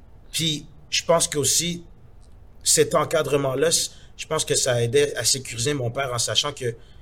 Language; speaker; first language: French; native; French